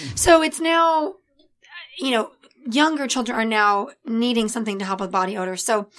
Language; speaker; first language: English; native; English